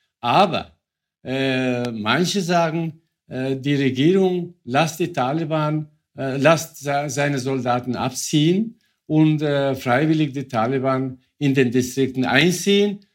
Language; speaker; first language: German; non-native, fluent; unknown